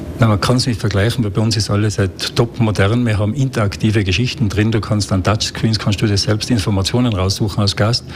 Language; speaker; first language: German; native; German